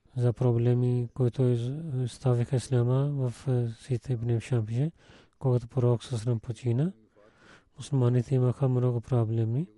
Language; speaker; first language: Bulgarian; non-native, learner; Urdu